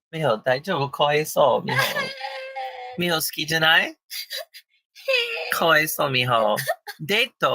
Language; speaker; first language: Japanese; non-native, learner; English